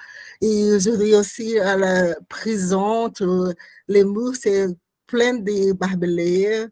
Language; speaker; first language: French; non-native, learner; Portuguese